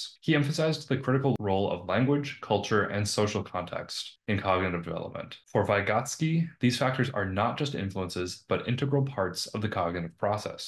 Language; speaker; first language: English; native; English